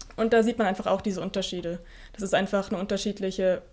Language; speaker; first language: German; native; German